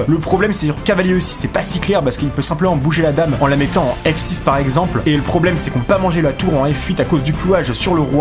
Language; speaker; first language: French; native; French